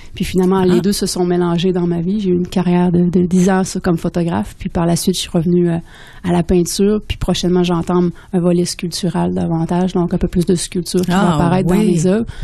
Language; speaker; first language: French; native; French